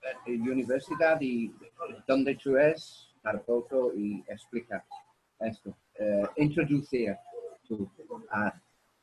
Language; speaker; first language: Spanish; non-native, learner; English